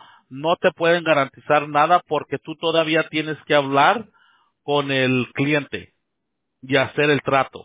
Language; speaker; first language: Spanish; early bilingual, heritage; Spanish